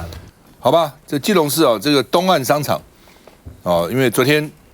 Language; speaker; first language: Chinese; native; Chinese